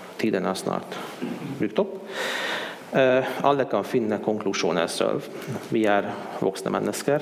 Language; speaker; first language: Swedish; non-native, fluent; Hungarian